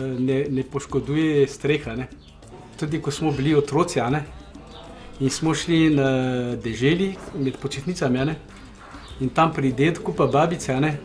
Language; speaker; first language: Slovenian; non-native, learner; Malagasy